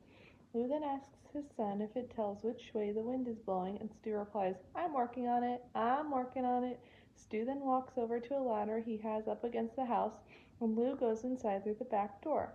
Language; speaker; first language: English; native; English